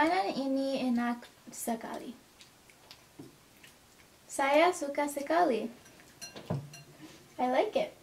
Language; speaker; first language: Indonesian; non-native, learner; English